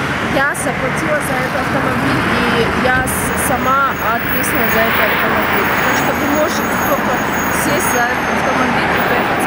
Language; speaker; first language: Russian; non-native, local second language; Kyrgyz